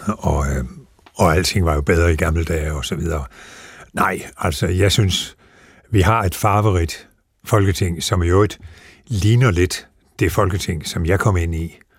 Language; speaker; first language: Danish; native; Danish